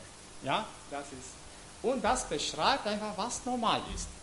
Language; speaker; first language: German; non-native, fluent; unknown